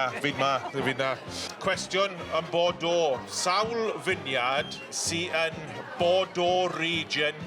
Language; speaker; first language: Welsh; non-native, local second language; English